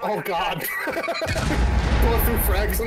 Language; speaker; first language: English; native; English